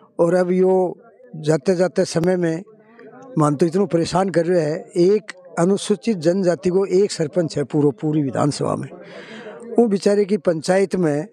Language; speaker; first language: Hindi; native; Hindi